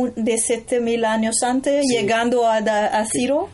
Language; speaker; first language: Spanish; non-native, learner; Persian